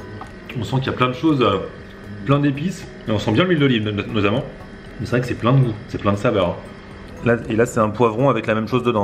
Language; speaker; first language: French; native; French